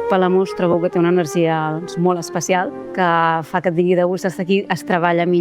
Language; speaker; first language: Catalan; native; Catalan